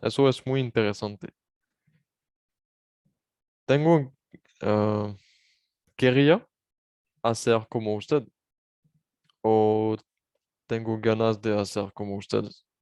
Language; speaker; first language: Spanish; non-native, learner; French